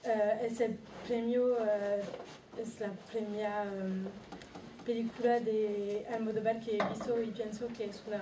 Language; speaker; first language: Spanish; non-native, learner; French